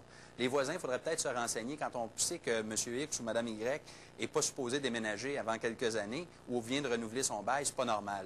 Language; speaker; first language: French; native; French